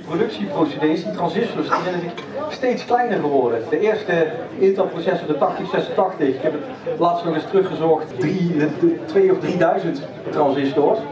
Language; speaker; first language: Dutch; native; Dutch